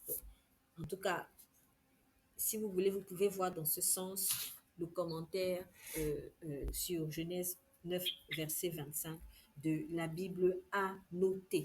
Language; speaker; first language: French; native; French